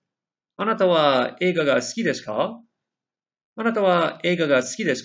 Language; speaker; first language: Japanese; non-native, fluent; English